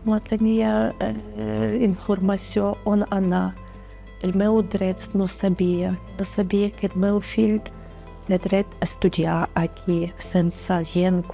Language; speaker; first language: Catalan; non-native, learner; Ukrainian